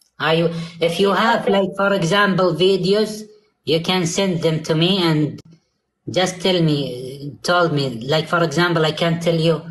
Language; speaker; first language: English; non-native, learner; Russian